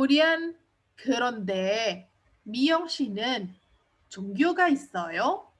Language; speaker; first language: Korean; non-native, fluent; Indonesian